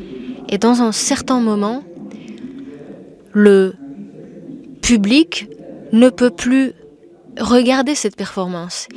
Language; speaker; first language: French; non-native, fluent; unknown